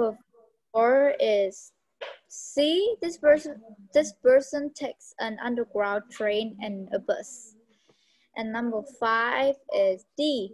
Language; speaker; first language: English; non-native, learner; Vietnamese